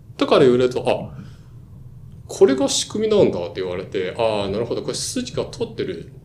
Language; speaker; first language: Japanese; non-native, fluent; Chinese